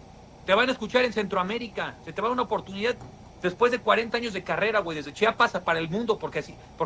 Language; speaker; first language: Spanish; native; Spanish